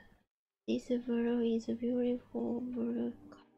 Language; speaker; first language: English; non-native, learner; Japanese